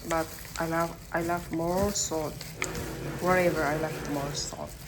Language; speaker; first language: English; non-native, learner; Burmese